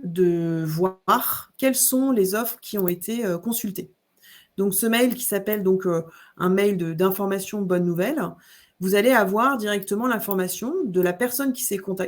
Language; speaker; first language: French; native; French